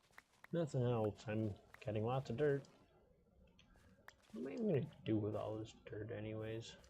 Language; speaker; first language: English; native; English